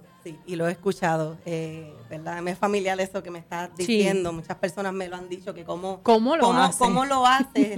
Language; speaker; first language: Spanish; native; Spanish